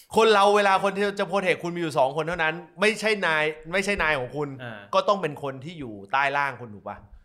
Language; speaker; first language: Thai; native; Thai